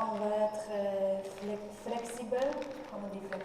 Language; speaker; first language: French; non-native, learner; Hebrew